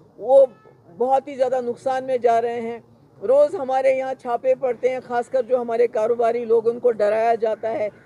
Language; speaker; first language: Urdu; non-native, local second language; Kashmiri